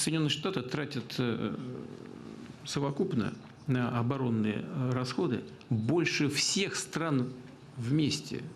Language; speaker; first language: Russian; native; Russian